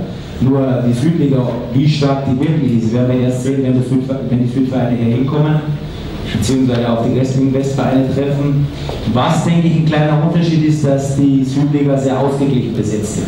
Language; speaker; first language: German; native; German